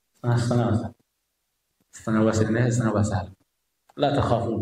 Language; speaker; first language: Arabic; non-native, fluent; Indonesian